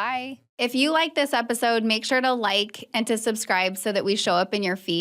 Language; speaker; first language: English; native; English